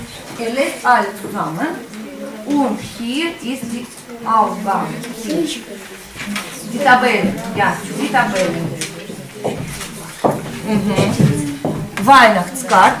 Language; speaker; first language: German; non-native, fluent; Russian